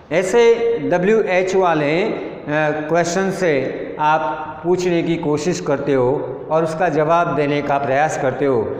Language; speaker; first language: Hindi; non-native, local second language; Gujarati